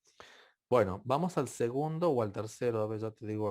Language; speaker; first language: Spanish; native; Spanish